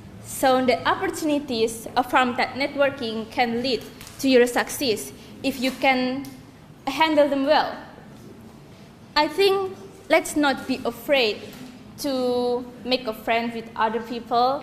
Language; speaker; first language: English; non-native, learner; Indonesian